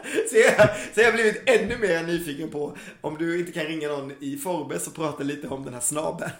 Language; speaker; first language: Swedish; native; Swedish